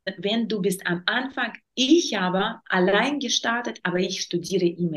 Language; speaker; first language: German; non-native, learner; Russian